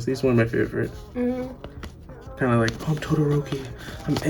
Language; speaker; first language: English; native; English